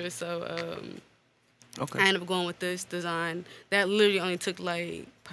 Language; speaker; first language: English; native; English